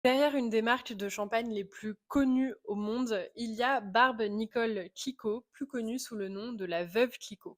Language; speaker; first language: French; native; French